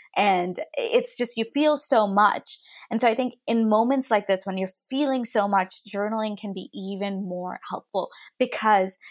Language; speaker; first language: English; native; English